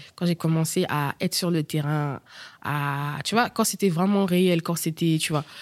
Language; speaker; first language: French; early bilingual, other home language; Bambara